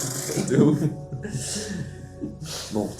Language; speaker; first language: French; native; French